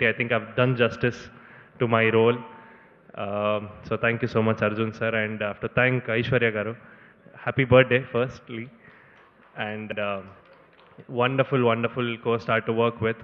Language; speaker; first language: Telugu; non-native, learner; Kannada